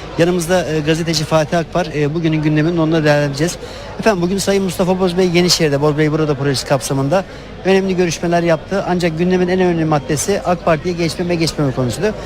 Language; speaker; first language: Turkish; native; Turkish